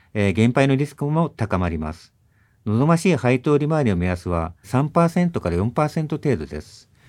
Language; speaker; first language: Japanese; native; Japanese